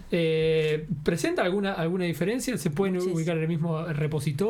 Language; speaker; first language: Spanish; native; Spanish